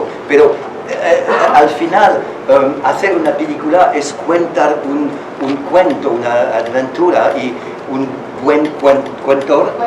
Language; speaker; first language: Spanish; non-native, learner; French